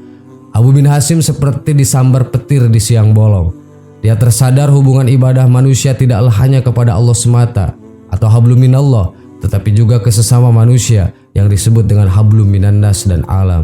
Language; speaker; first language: Indonesian; native; Indonesian